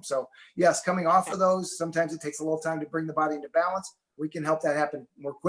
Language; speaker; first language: English; native; English